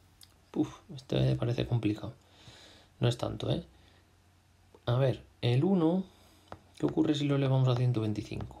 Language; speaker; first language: Spanish; native; Spanish